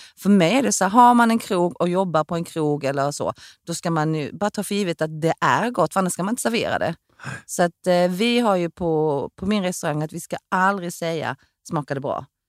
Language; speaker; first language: Swedish; early bilingual, other home language; Korean